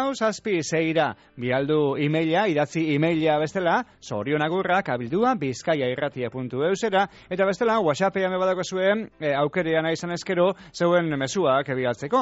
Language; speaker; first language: Basque; native; Basque